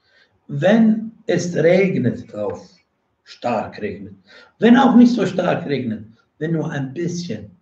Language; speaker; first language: German; non-native, fluent; Arabic